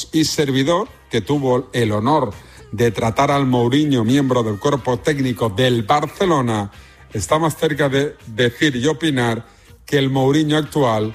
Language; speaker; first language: Spanish; native; Spanish